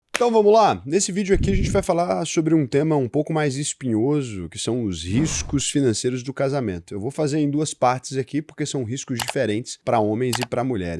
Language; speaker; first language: Portuguese; native; Portuguese